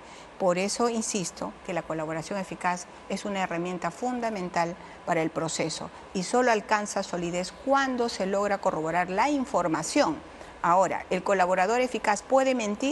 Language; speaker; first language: Spanish; native; Spanish